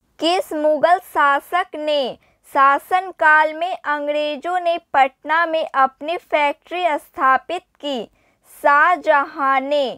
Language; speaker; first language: Hindi; native; Hindi